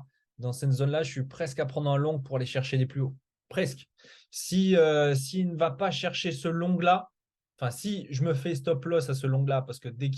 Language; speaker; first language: French; native; French